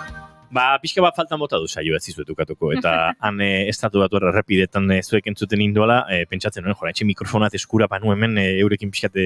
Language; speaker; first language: Basque; native; Basque